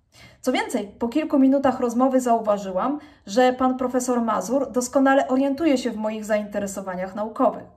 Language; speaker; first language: Polish; native; Polish